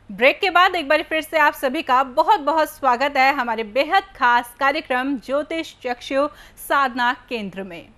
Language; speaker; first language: Hindi; native; Hindi